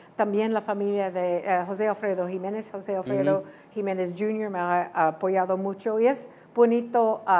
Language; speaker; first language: Spanish; early bilingual, heritage; Spanish